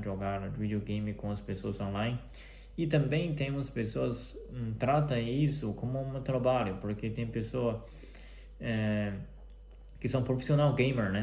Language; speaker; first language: Portuguese; non-native, fluent; Chinese